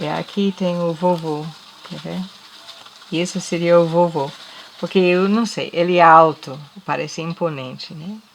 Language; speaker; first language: Portuguese; non-native, fluent; English